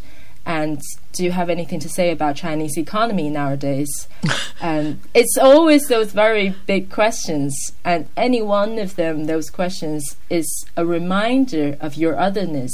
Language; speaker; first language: English; non-native, fluent; Chinese